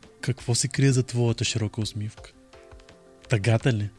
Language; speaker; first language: Bulgarian; native; Bulgarian